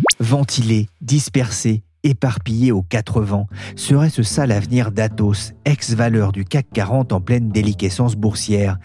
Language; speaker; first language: French; native; French